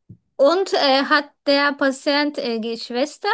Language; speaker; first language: German; non-native, learner; Turkish